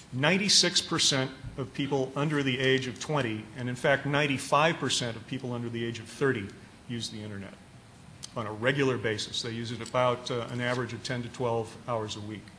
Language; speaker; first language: English; native; English